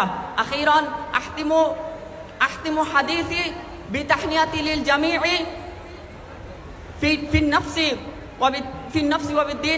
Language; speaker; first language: Arabic; non-native, learner; Bangla